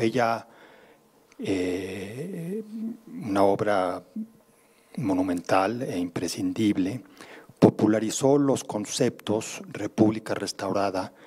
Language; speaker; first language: Spanish; native; Spanish